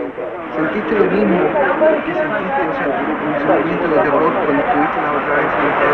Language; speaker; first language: Spanish; non-native, learner; Portuguese